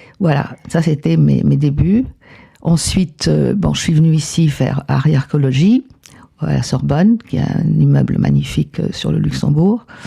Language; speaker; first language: French; non-native, fluent; Spanish